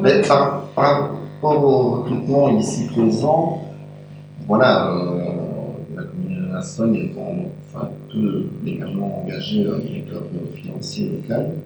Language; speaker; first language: French; native; French